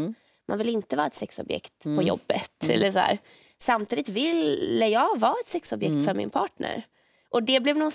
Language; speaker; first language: Swedish; native; Swedish